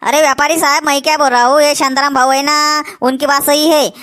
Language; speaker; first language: Hindi; non-native, local second language; Marathi